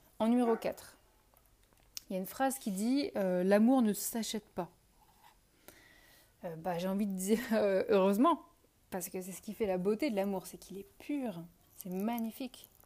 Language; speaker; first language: French; native; French